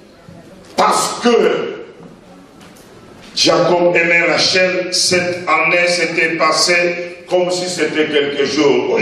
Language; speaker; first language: French; non-native, local second language; Lingala